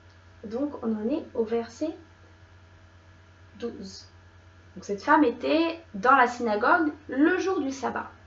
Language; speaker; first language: French; native; French